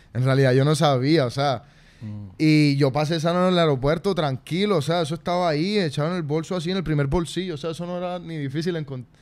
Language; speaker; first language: Spanish; native; Spanish